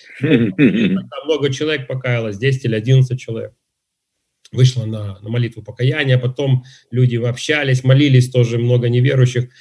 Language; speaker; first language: Russian; native; Russian